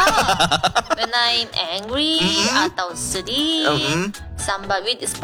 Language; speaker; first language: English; non-native, learner; Korean